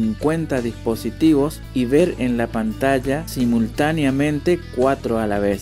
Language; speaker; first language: Spanish; native; Spanish